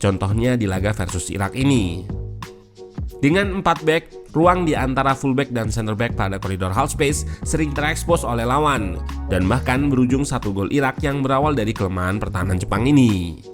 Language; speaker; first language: Indonesian; native; Indonesian